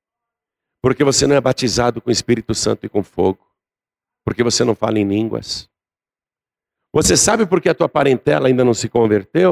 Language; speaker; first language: Portuguese; native; Portuguese